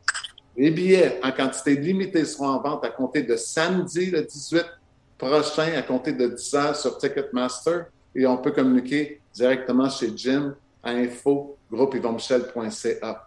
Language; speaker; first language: French; native; French